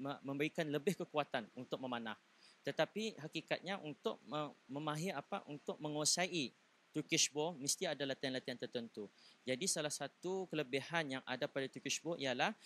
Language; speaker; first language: Malay; native; Malay